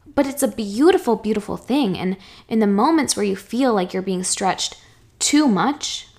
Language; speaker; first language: English; native; English